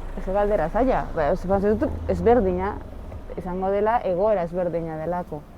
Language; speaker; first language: Basque; non-native, fluent; Italian